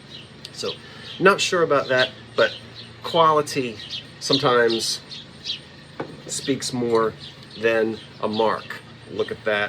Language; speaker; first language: English; native; English